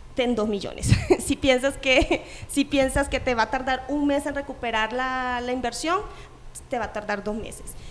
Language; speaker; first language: Spanish; native; Spanish